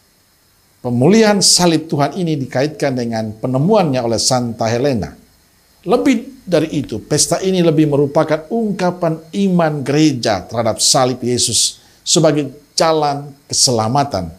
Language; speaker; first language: Indonesian; native; Indonesian